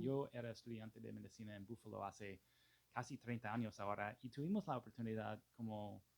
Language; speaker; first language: Spanish; non-native, fluent; English